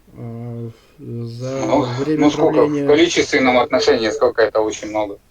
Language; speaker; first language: Russian; native; Russian